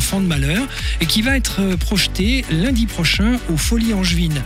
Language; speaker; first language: French; native; French